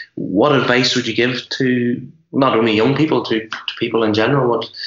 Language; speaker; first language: English; native; English